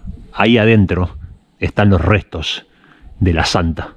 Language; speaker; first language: Spanish; native; Spanish